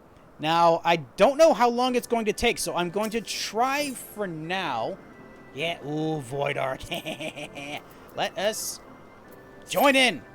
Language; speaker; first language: English; native; English